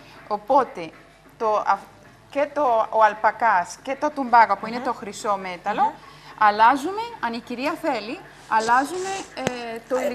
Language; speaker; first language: Greek; non-native, fluent; Spanish